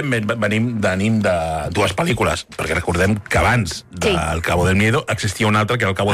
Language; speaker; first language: Catalan; native; Catalan